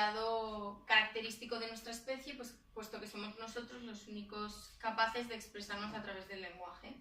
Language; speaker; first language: Spanish; native; Spanish